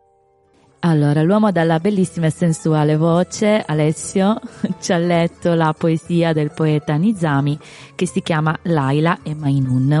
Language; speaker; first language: Italian; native; Italian